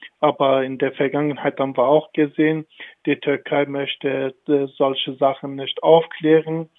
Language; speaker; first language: German; non-native, fluent; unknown